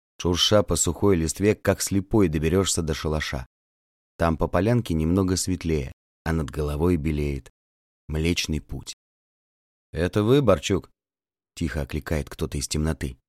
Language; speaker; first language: Russian; native; Russian